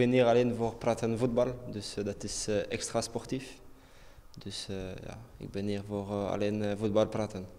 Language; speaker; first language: Dutch; non-native, learner; French